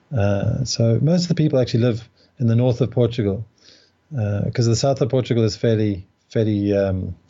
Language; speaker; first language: English; native; English